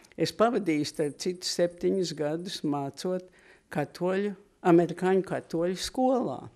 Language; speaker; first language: Latvian; early bilingual, heritage; Latvian